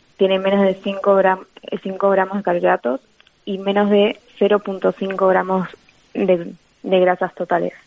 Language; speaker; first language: Spanish; native; Spanish